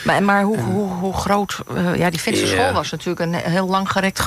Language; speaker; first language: Dutch; native; Dutch